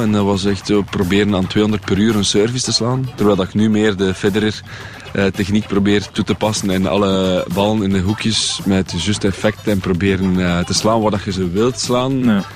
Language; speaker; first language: Dutch; native; Dutch